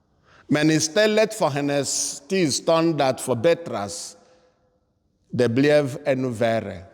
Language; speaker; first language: Swedish; non-native, fluent; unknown